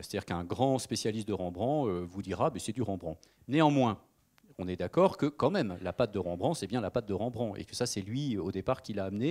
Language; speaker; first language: French; native; French